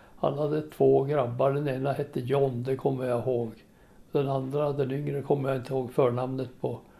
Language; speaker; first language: Swedish; native; Swedish